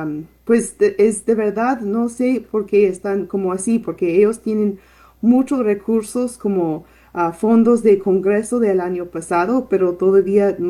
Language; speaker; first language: Spanish; non-native, fluent; English